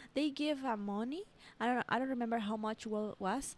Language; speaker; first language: English; non-native, learner; Spanish